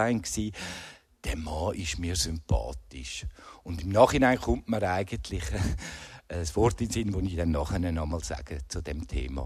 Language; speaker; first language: German; native; German